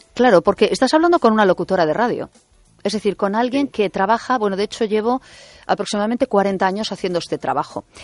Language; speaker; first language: Spanish; native; Spanish